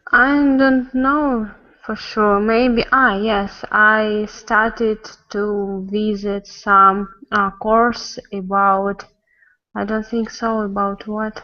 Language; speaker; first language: English; non-native, learner; Russian